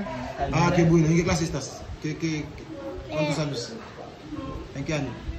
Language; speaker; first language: Spanish; non-native, fluent; Haitian Creole